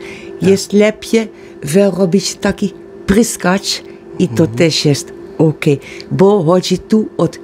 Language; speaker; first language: Polish; non-native, learner; Dutch